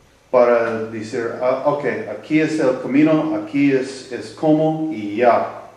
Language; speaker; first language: Spanish; non-native, learner; English